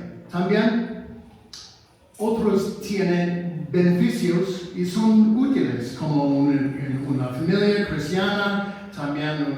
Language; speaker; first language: Spanish; non-native, fluent; English